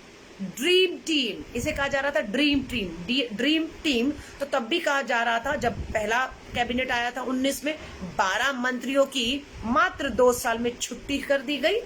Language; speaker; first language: Hindi; native; Hindi